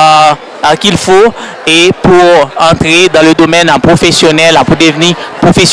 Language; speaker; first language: French; native; French